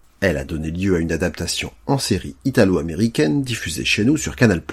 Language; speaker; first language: French; native; French